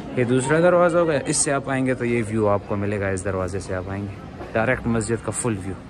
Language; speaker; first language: Urdu; non-native, local second language; Pashto